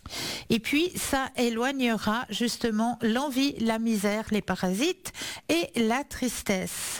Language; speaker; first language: French; native; French